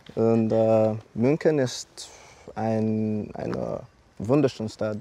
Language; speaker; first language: German; non-native, learner; English